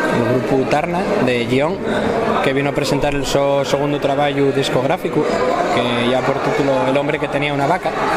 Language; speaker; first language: Spanish; native; Spanish